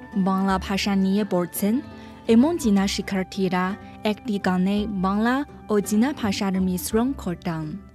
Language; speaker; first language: Bangla; non-native, fluent; Chinese